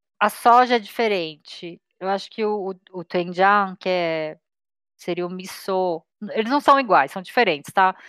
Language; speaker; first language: Portuguese; native; Portuguese